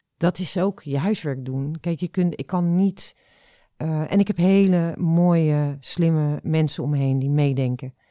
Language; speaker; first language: Dutch; native; Dutch